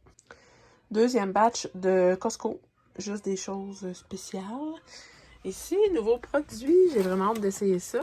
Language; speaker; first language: French; native; French